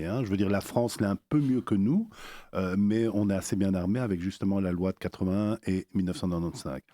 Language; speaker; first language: French; native; French